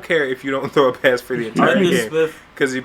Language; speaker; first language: English; native; English